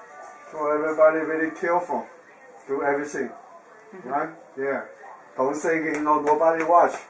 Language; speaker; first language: English; non-native, learner; Chinese